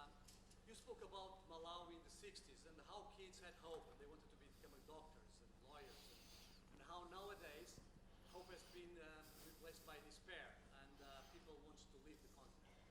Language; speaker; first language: English; non-native, fluent; Portuguese